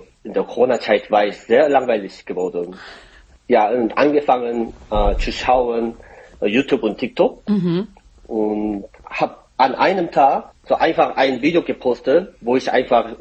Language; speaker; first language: German; non-native, fluent; Korean